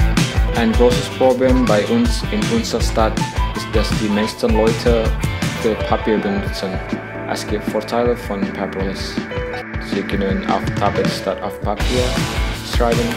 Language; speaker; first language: German; non-native, learner; Indonesian